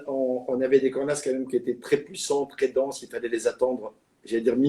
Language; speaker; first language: French; native; French